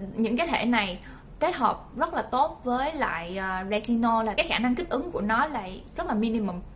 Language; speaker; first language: Vietnamese; early bilingual, heritage; Vietnamese